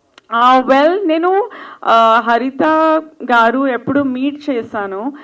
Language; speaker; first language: Telugu; non-native, fluent; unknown